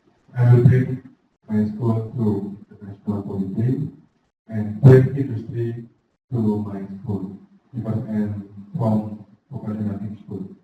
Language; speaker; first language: English; non-native, learner; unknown